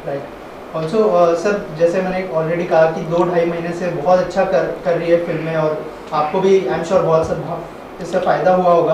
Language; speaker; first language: Hindi; native; Hindi